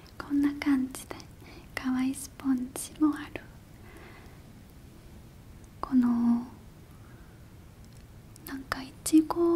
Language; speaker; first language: Japanese; non-native, fluent; Korean